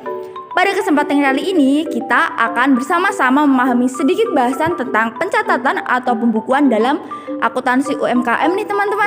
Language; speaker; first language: Indonesian; native; Indonesian